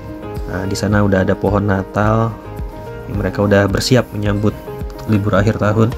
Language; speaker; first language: Indonesian; native; Indonesian